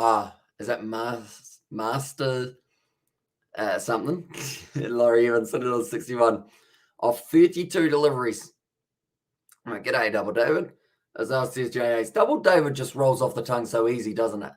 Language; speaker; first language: English; native; English